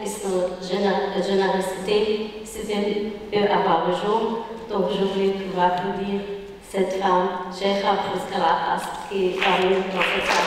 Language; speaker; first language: French; non-native, fluent; Arabic